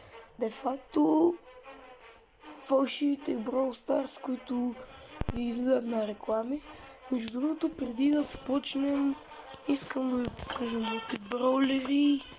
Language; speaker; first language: Bulgarian; native; Bulgarian